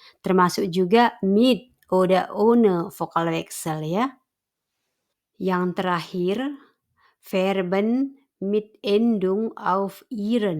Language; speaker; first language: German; non-native, fluent; Indonesian